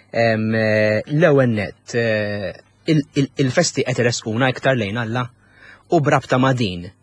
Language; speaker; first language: Maltese; native; Maltese